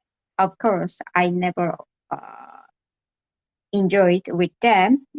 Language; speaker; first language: English; non-native, learner; Korean